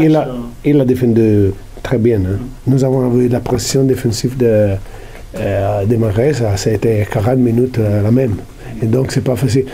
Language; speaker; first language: French; non-native, learner; Italian